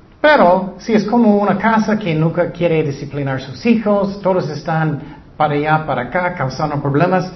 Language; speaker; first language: Spanish; non-native, learner; English